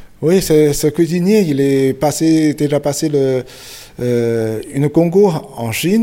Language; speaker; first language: French; non-native, fluent; Chinese